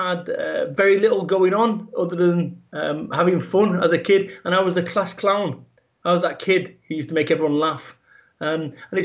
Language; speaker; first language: English; native; English